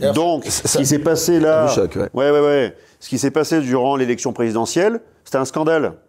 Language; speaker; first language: French; native; French